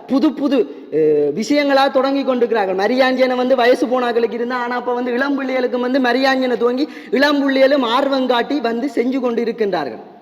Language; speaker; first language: Tamil; native; Tamil